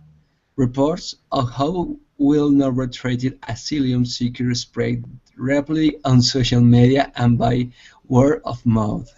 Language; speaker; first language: English; non-native, learner; Spanish